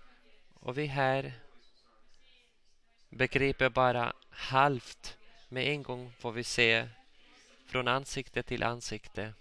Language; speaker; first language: Swedish; non-native, local second language; Finnish